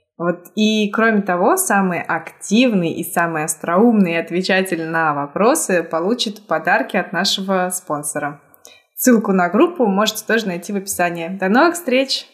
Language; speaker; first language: Russian; native; Russian